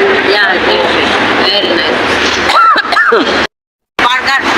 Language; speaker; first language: English; non-native, local second language; Filipino